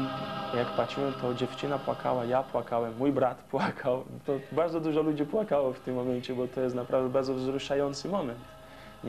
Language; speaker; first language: Polish; non-native, fluent; Portuguese